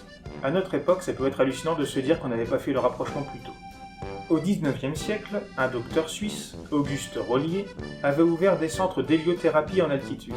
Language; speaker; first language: French; native; French